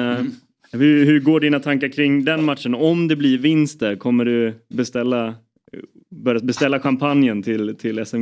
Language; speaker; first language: Swedish; native; Swedish